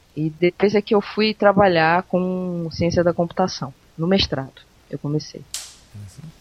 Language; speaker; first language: Portuguese; native; Portuguese